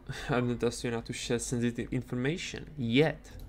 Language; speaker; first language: English; non-native, learner; Czech